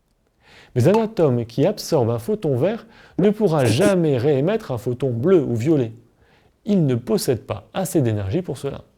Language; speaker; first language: French; native; French